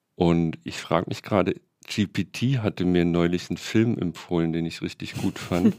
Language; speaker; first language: German; native; German